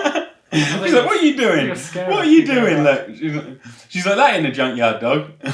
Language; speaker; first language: English; native; English